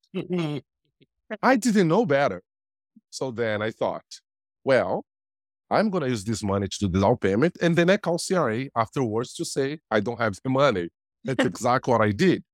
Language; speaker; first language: English; non-native, fluent; Portuguese